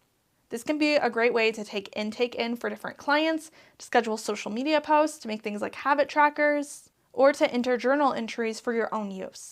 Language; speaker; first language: English; native; English